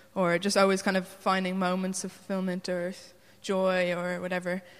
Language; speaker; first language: English; native; English